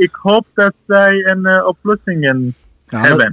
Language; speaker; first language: Dutch; non-native, learner; Persian